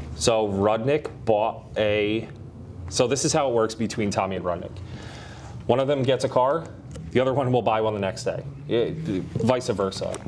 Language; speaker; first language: English; native; English